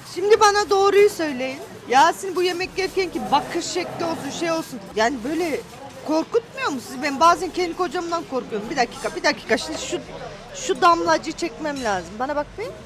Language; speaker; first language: Turkish; early bilingual, heritage; Turkish